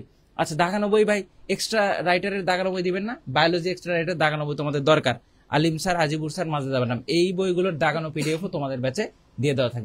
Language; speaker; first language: Bangla; native; Bangla